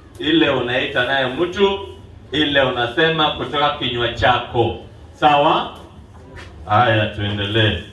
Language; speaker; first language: Swahili; non-native, local second language; Luo (Kenya and Tanzania)